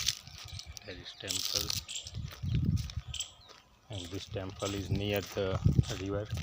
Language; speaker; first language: English; non-native, local second language; Gujarati